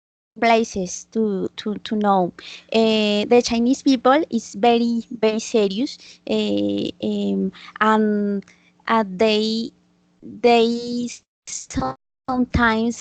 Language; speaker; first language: English; non-native, learner; Spanish